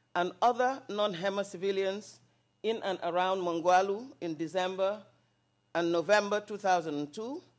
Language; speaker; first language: English; non-native, local second language; Wolof